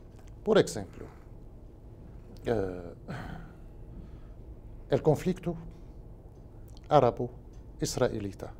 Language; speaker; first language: Portuguese; non-native, learner; Spanish